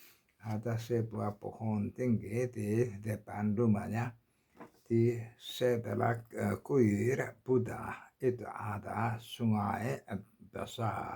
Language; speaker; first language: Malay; non-native, learner; Korean